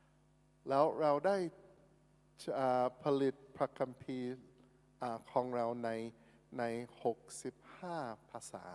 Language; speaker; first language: Thai; non-native, fluent; English